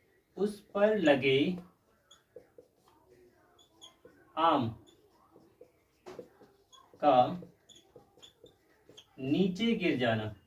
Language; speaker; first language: Hindi; native; Hindi